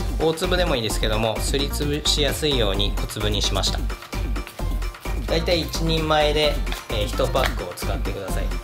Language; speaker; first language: Japanese; native; Japanese